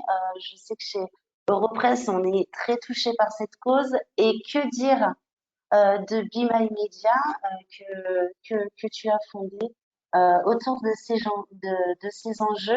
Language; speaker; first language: French; native; French